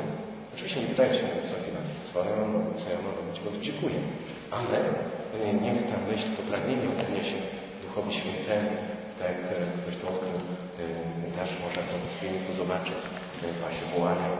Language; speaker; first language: Polish; native; Polish